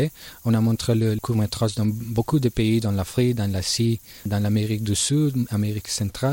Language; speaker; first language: French; non-native, learner; Spanish